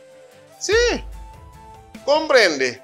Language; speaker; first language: Spanish; non-native, fluent; Haitian Creole